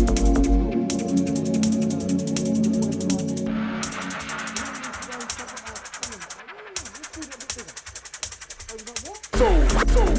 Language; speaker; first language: English; native; English